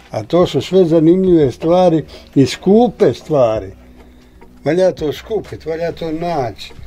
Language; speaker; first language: Bosnian; native; Bosnian